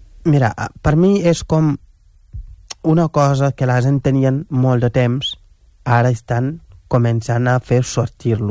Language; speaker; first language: Catalan; non-native, local second language; Wolof